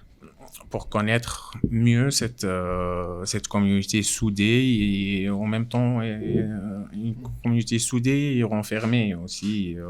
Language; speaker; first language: French; non-native, local second language; Arabic